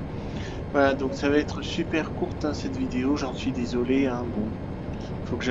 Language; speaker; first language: French; native; French